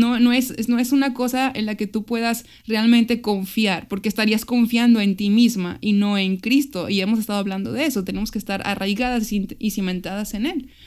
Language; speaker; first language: Spanish; native; Spanish